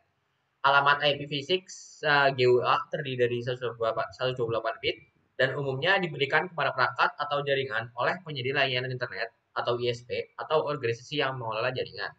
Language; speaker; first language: Indonesian; native; Indonesian